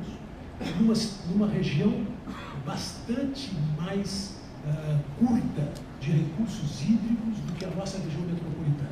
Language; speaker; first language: Portuguese; native; Portuguese